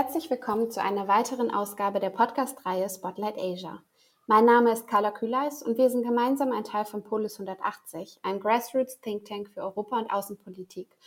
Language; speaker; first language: German; native; German